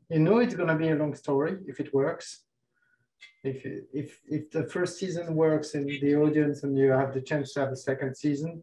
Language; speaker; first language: English; non-native, fluent; French